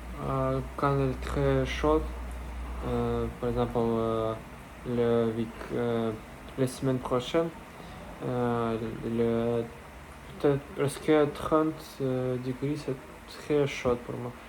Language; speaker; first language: French; non-native, learner; Russian